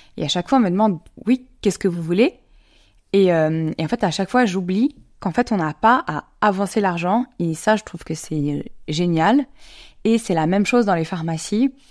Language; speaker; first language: French; native; French